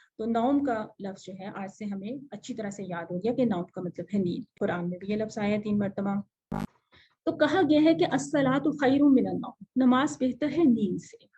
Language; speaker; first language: Urdu; native; Urdu